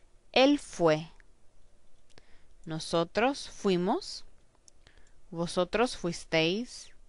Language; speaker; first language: Spanish; non-native, fluent; English